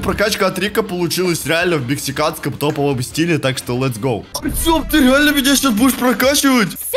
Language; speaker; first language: Russian; native; Russian